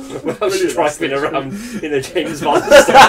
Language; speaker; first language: English; native; English